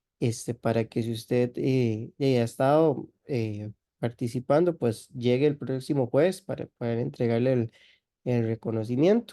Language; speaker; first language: Spanish; native; Spanish